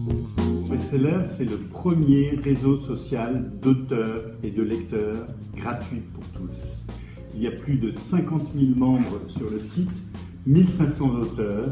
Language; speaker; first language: French; native; French